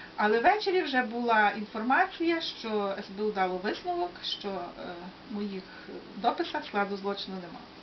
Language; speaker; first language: Ukrainian; native; Ukrainian